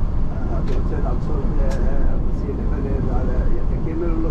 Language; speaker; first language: Hebrew; non-native, local second language; Arabic